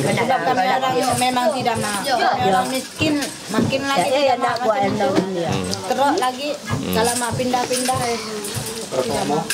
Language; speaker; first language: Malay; non-native, local second language; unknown